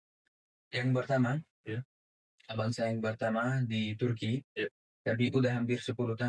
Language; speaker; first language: Indonesian; non-native, fluent; Arabic